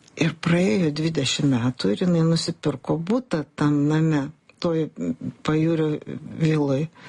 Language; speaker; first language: Lithuanian; native; Lithuanian